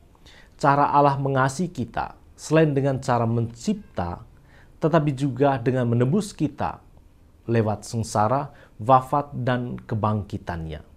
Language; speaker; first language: Indonesian; native; Indonesian